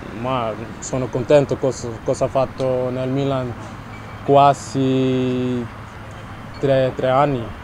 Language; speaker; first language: Italian; non-native, learner; Dutch